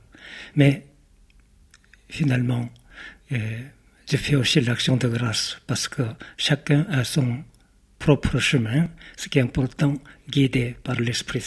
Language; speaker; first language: French; non-native, fluent; Korean